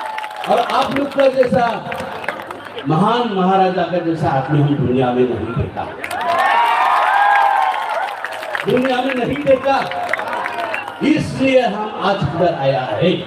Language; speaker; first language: Hindi; non-native, local second language; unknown